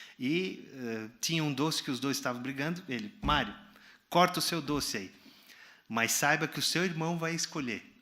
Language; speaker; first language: Portuguese; native; Portuguese